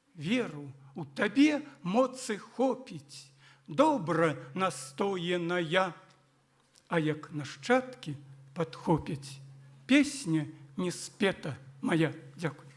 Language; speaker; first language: Belarusian; native; Belarusian